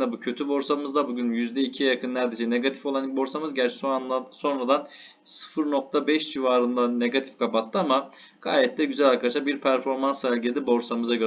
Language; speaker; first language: Turkish; native; Turkish